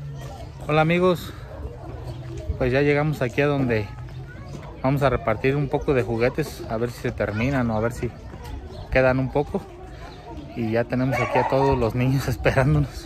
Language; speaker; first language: Spanish; native; Spanish